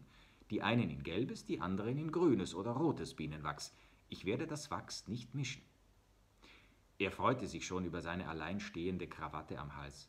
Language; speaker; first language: German; native; German